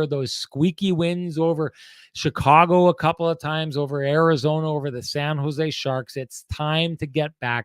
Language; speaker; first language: English; native; English